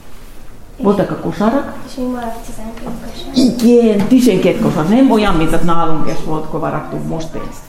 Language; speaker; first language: Hungarian; non-native, learner; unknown